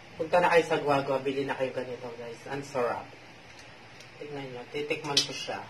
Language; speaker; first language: Filipino; non-native, local second language; Pampanga